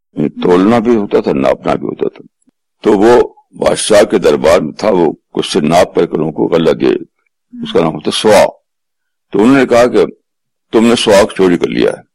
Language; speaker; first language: Urdu; native; Urdu